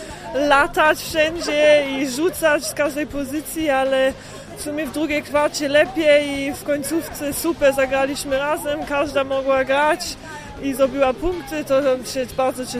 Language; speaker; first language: Polish; early bilingual, heritage; Polish